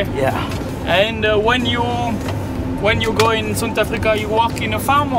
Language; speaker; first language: English; non-native, learner; French